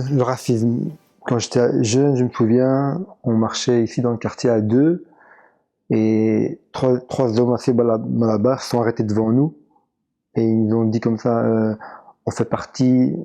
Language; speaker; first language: French; early bilingual, other home language; Arabic